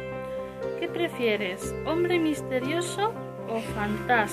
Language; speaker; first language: Spanish; native; Spanish